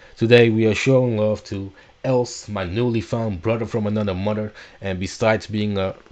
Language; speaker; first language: English; non-native, fluent; Dutch